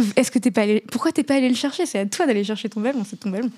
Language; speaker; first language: French; non-native, local second language; Arabic